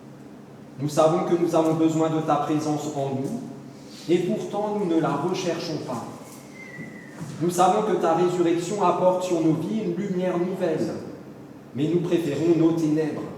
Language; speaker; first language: French; native; French